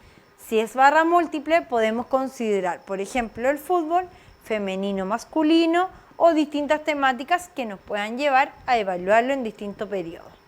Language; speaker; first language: Spanish; native; Spanish